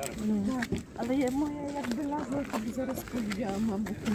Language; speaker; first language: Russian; non-native, learner; Polish